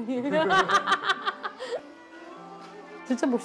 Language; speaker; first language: Korean; non-native, learner; English